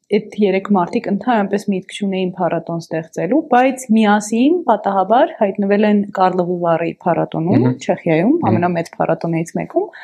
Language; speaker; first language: Armenian; native; Armenian